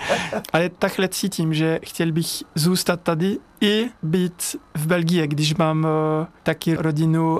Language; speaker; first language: Czech; non-native, learner; French